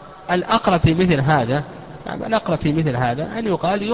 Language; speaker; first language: Arabic; native; Arabic